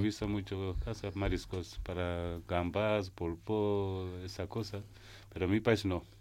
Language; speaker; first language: Spanish; non-native, learner; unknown